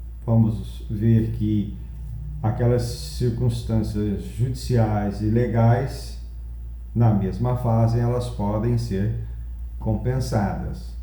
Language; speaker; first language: Portuguese; native; Portuguese